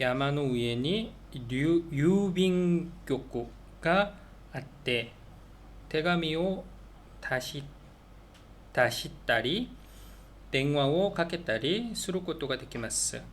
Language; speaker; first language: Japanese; non-native, learner; Korean